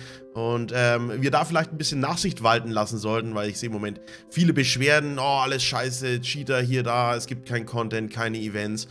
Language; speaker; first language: German; native; German